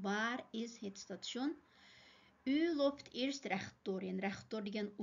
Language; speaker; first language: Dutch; non-native, fluent; Uyghur